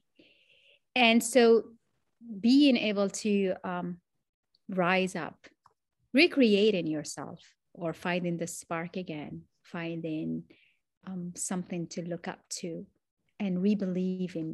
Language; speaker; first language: English; non-native, fluent; Arabic